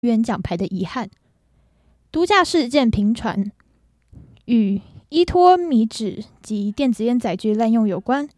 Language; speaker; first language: Chinese; native; Chinese